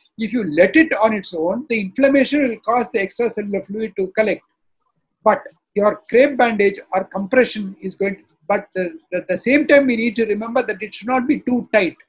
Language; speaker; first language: English; non-native, local second language; Tamil